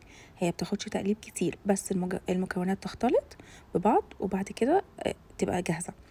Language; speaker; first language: Arabic; native; Arabic